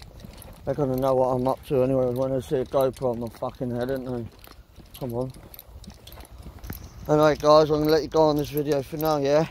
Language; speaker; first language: English; native; English